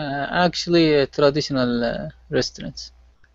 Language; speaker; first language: English; non-native, learner; Arabic